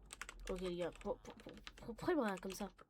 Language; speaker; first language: French; native; French